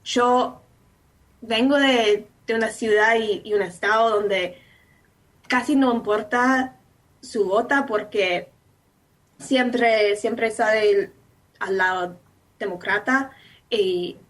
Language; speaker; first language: Spanish; non-native, fluent; English